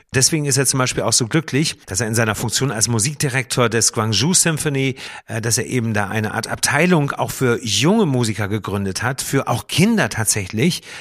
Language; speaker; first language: German; native; German